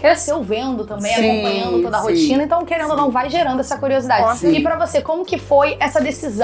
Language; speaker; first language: Portuguese; native; Portuguese